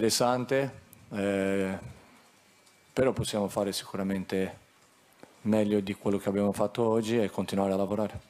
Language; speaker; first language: Italian; non-native, fluent; Portuguese